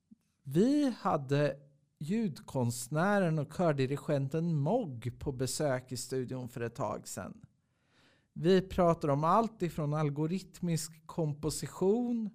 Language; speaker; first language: Swedish; native; Swedish